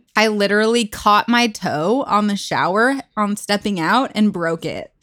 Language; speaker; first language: English; native; English